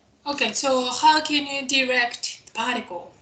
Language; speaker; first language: English; non-native, fluent; Japanese